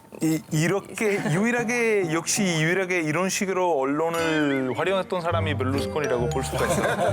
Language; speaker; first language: Korean; non-native, fluent; Italian